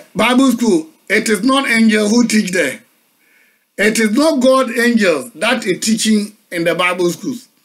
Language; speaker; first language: English; non-native, local second language; Akan